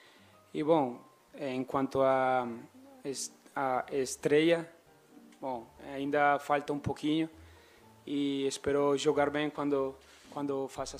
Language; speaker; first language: Portuguese; non-native, learner; Spanish